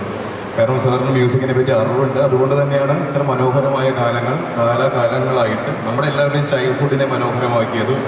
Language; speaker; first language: Malayalam; native; Malayalam